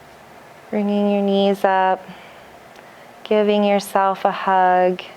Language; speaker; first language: English; native; English